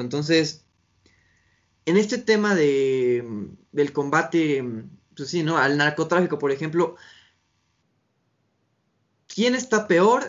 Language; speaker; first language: Spanish; native; Spanish